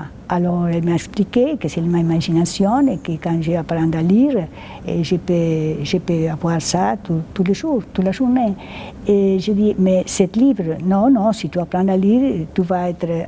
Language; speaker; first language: French; non-native, fluent; Spanish